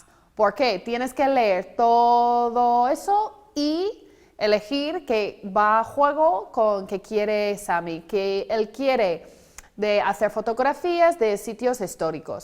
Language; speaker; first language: Spanish; non-native, fluent; English